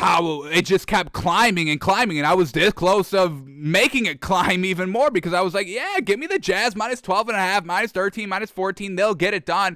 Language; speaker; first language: English; native; English